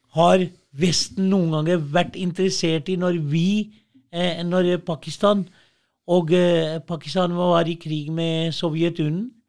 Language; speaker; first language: Norwegian; early bilingual, other home language; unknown